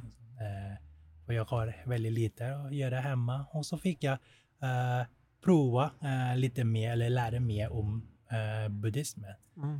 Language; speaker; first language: Swedish; non-native, fluent; Thai